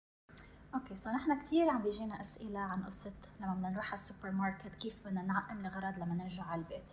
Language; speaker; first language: Arabic; native; Arabic